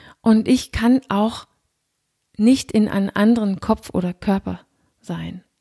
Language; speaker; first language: German; non-native, fluent; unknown